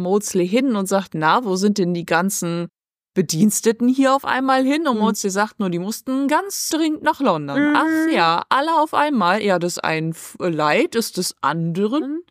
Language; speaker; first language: German; native; German